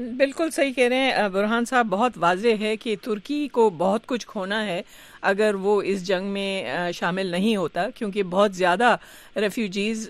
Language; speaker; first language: Urdu; native; Urdu